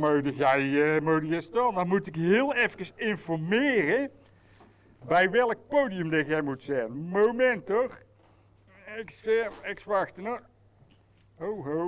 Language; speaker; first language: Dutch; native; Dutch